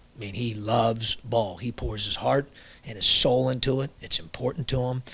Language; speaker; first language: English; native; English